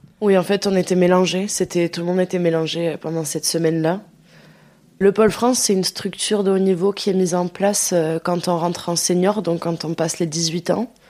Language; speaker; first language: French; native; French